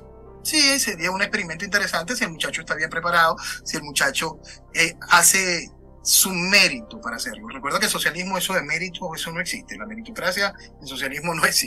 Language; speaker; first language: Spanish; native; Spanish